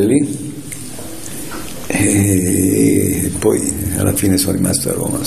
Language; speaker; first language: Italian; native; Italian